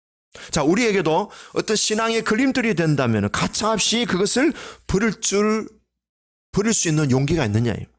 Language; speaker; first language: Korean; native; Korean